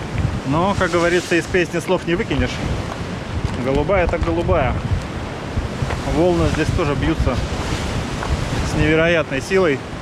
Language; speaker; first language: Russian; native; Russian